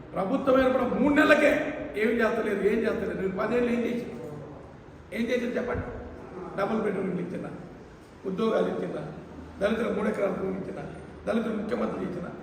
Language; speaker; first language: Telugu; native; Telugu